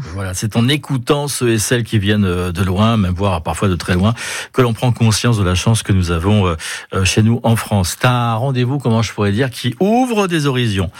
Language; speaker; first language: French; native; French